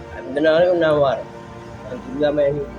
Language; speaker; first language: Tamil; non-native, local second language; Sinhala